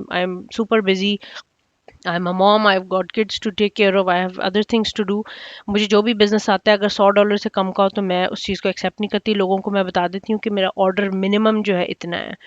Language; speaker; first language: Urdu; native; Urdu